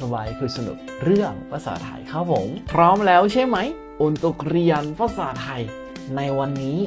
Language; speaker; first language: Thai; non-native, fluent; Indonesian